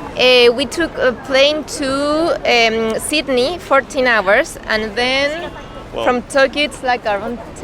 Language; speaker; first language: English; non-native, fluent; Spanish